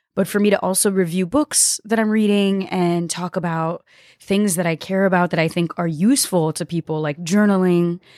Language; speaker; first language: English; early bilingual, other home language; Portuguese